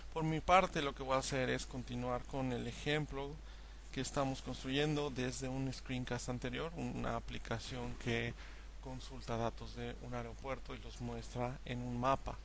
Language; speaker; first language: Spanish; native; Spanish